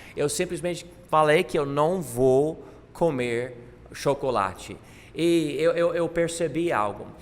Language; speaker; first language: Portuguese; non-native, fluent; English